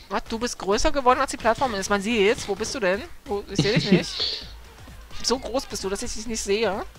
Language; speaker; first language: German; early bilingual, other home language; Polish